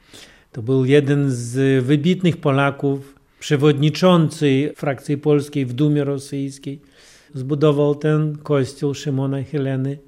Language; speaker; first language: Polish; non-native, fluent; Russian